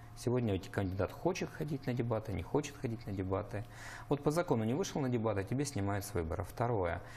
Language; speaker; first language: Russian; native; Russian